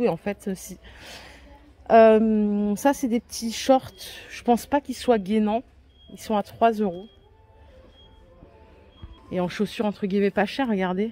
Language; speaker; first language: French; native; French